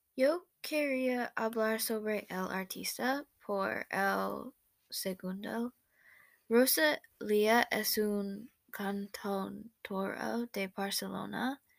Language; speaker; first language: Spanish; non-native, learner; English